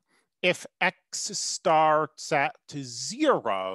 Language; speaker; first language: English; native; English